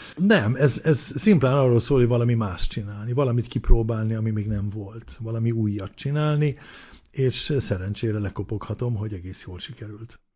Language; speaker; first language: Hungarian; early bilingual, heritage; Hungarian